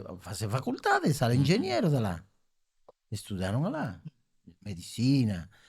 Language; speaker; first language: Portuguese; non-native, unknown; Spanish